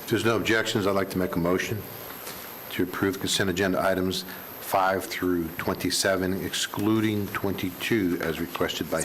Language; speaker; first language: English; native; English